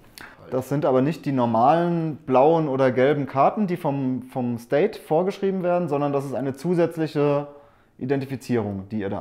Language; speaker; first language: German; native; German